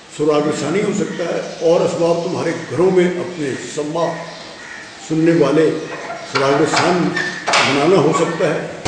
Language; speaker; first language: Urdu; non-native, local second language; Punjabi